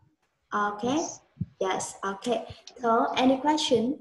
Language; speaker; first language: English; non-native, learner; Vietnamese